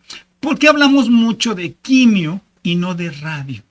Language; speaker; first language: Spanish; native; Spanish